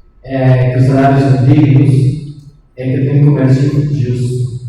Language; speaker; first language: Portuguese; non-native, learner; Spanish